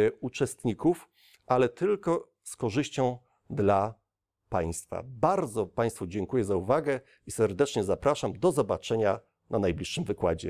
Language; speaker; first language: Polish; native; Polish